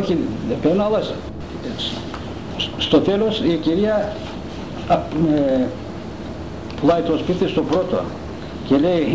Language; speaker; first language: Greek; non-native, local second language; Turkish